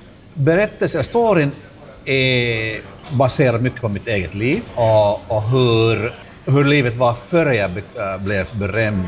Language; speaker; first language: Swedish; non-native, local second language; Finnish